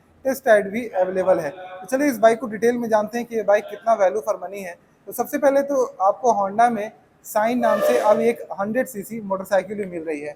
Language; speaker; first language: Hindi; native; Hindi